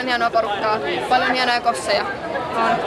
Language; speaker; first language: Finnish; native; Finnish